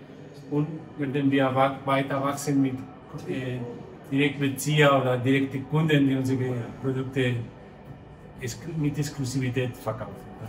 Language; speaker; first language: German; non-native, learner; Spanish